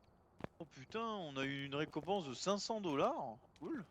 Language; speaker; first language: French; native; French